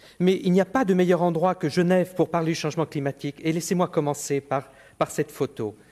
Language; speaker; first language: French; native; French